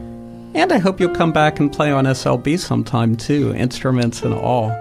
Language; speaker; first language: English; native; English